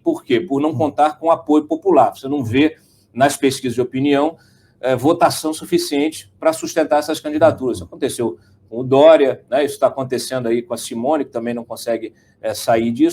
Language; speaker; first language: Portuguese; native; Portuguese